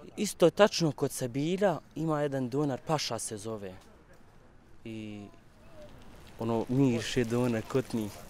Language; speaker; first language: Croatian; non-native, learner; Kurdish